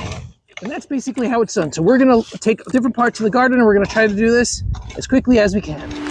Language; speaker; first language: English; native; English